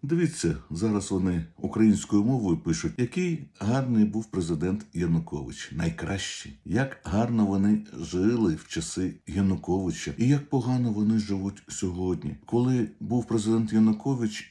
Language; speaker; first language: Ukrainian; non-native, local second language; Russian